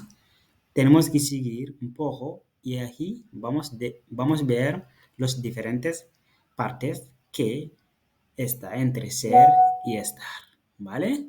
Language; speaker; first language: Spanish; non-native, fluent; Fula